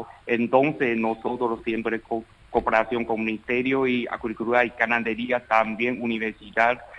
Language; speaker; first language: Spanish; non-native, learner; Chinese